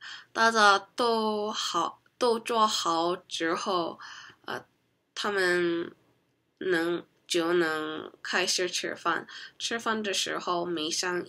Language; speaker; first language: Chinese; non-native, learner; Korean